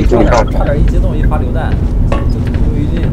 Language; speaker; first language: Chinese; native; Chinese